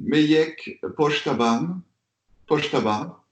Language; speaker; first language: Hungarian; non-native, learner; French